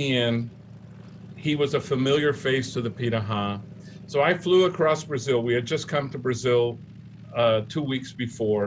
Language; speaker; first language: English; native; English